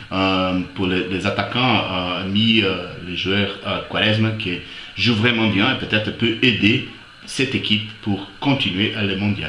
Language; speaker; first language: French; non-native, fluent; Portuguese